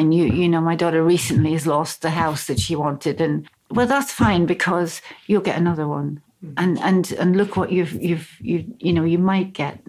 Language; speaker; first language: English; native; English